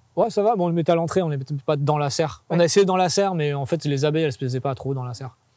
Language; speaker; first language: French; native; French